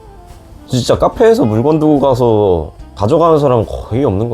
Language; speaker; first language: Korean; native; Korean